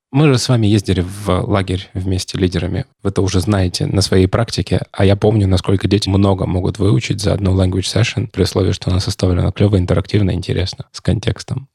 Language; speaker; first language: Russian; native; Russian